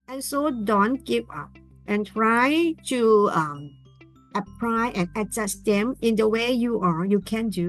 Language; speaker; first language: English; non-native, learner; Thai